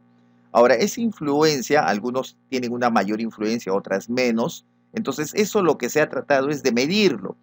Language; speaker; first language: Spanish; native; Spanish